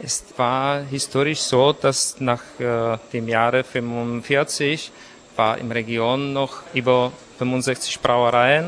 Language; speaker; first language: German; non-native, fluent; Czech